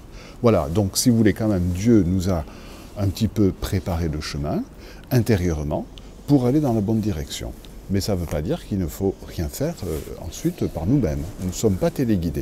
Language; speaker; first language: French; native; French